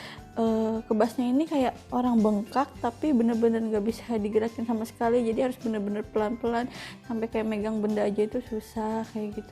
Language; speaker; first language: Indonesian; native; Indonesian